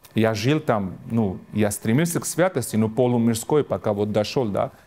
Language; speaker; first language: Russian; non-native, local second language; Armenian